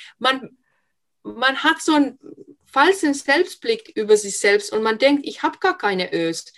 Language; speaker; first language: German; non-native, fluent; Finnish